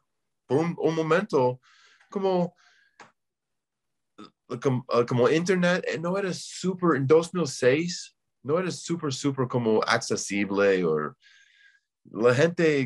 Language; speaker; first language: Spanish; non-native, learner; English